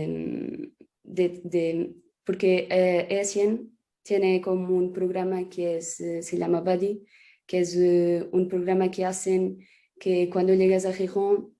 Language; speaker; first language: Spanish; non-native, fluent; Portuguese